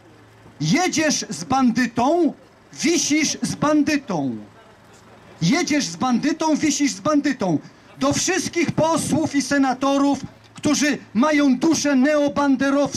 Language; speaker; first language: Polish; native; Polish